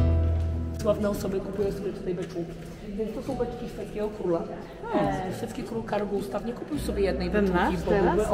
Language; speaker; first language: Polish; native; Polish